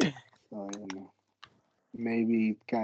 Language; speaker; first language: English; non-native, learner; Spanish